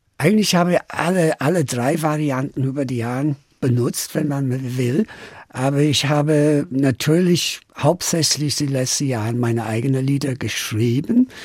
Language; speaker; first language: German; non-native, fluent; English